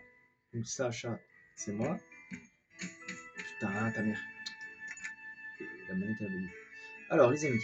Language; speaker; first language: French; native; French